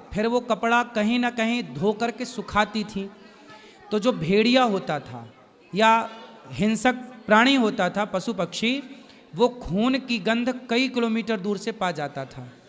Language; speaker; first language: Hindi; native; Hindi